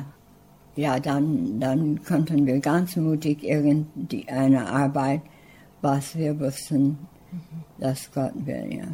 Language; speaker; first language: German; early bilingual, heritage; English